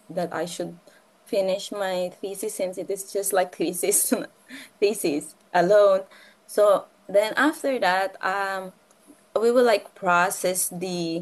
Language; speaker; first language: English; non-native, local second language; Filipino